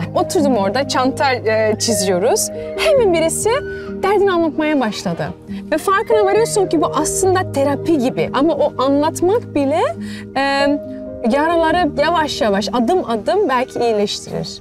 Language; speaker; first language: Turkish; early bilingual, heritage; Turkish